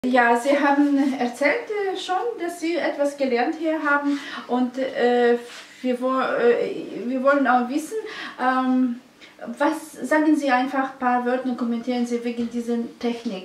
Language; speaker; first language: German; non-native, fluent; Russian